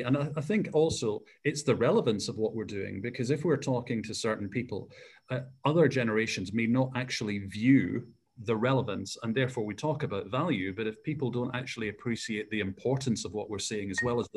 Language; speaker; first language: English; native; English